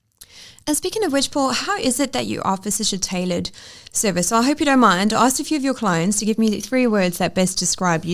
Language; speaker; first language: English; native; English